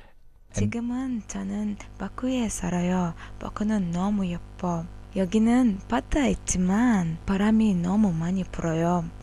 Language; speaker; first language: Korean; non-native, learner; Azerbaijani